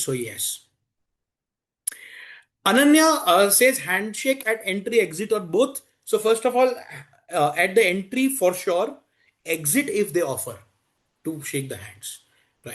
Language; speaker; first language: English; non-native, local second language; Hindi